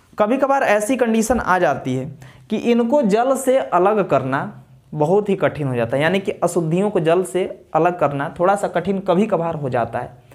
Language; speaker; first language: Hindi; native; Hindi